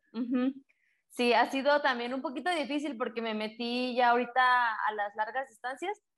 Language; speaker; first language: Spanish; native; Spanish